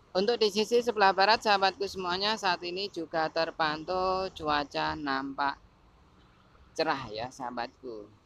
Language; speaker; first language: Indonesian; native; Indonesian